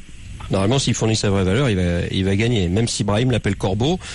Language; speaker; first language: French; native; French